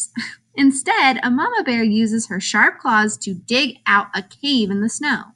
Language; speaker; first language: English; native; English